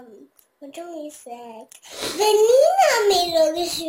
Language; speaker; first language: Chinese; early bilingual, heritage; Cantonese